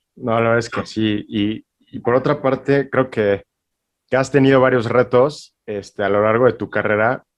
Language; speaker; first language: Spanish; native; Spanish